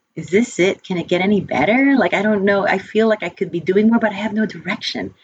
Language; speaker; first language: English; native; English